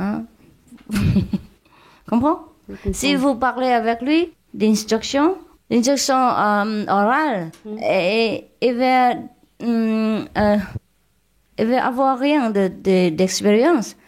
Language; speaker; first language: French; non-native, learner; Chinese